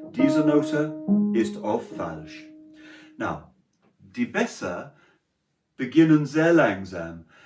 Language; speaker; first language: German; non-native, learner; English